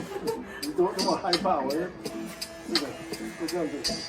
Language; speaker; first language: Chinese; native; Chinese